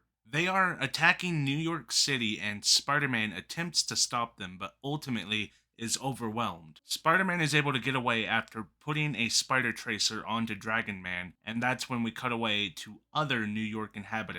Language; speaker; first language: English; native; English